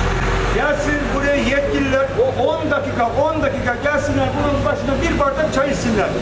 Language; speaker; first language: Turkish; native; Turkish